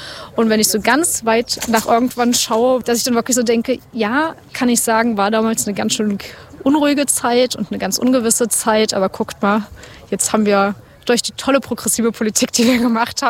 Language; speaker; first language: German; native; German